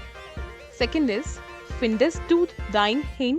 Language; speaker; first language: German; non-native, learner; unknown